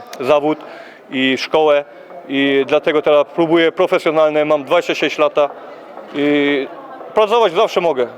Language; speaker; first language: Polish; early bilingual, heritage; Polish